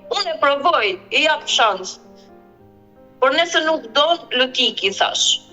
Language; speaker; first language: Albanian; early bilingual, other home language; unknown